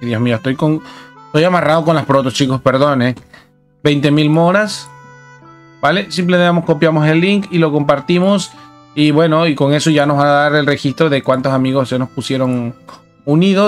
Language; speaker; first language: Spanish; native; Spanish